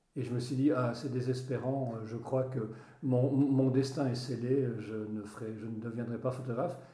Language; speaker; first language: French; non-native, local second language; Swiss German